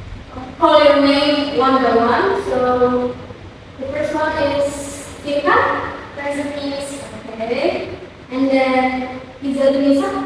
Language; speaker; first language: English; non-native, fluent; Indonesian